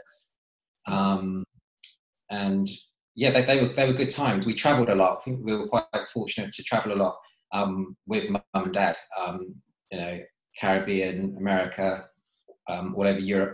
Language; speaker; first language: English; native; English